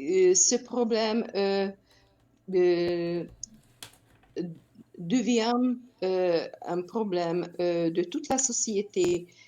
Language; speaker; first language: French; non-native, fluent; Hungarian